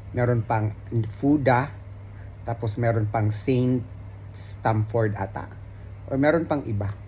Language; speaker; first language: Filipino; native; Filipino